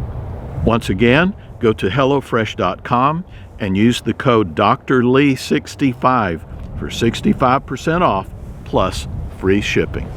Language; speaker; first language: English; native; English